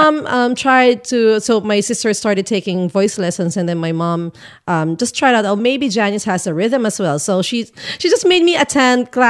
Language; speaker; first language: English; non-native, local second language; Filipino